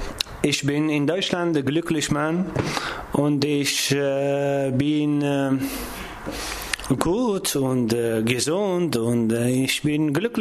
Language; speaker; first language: German; non-native, learner; Kurdish